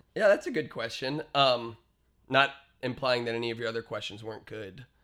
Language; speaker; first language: English; native; English